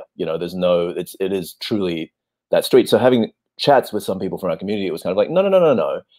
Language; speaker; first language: English; native; English